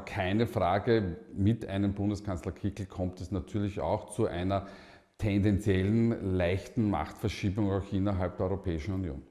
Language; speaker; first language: German; native; German